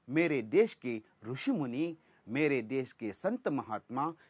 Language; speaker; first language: Hindi; non-native, local second language; Kannada